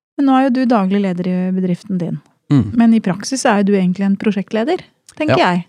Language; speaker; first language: Norwegian; native; Norwegian